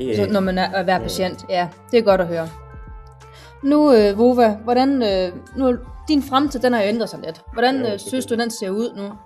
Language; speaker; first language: Danish; native; Danish